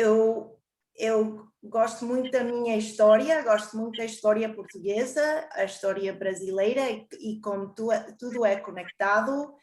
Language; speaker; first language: Portuguese; early bilingual, heritage; Portuguese